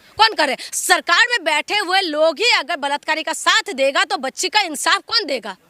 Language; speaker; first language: Hindi; non-native, local second language; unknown